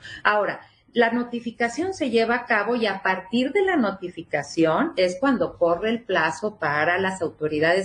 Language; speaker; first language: Spanish; native; Spanish